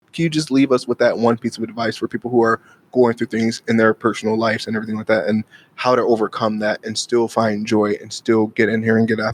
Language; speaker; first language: English; native; English